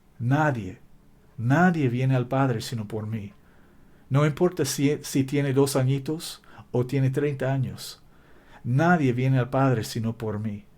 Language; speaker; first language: Spanish; non-native, fluent; English